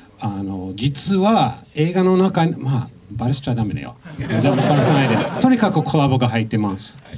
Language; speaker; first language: Japanese; non-native, fluent; English